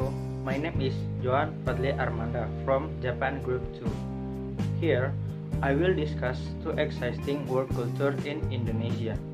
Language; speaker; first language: English; non-native, fluent; Indonesian